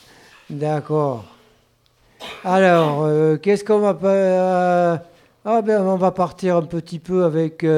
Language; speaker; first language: French; native; French